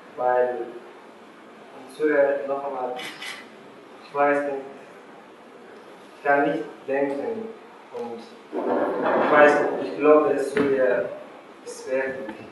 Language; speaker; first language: German; non-native, learner; Arabic